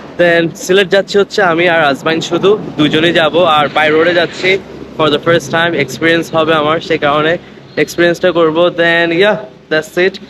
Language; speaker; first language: Bangla; early bilingual, heritage; Bangla